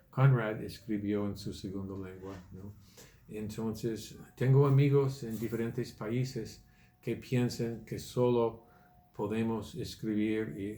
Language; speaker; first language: Spanish; non-native, fluent; English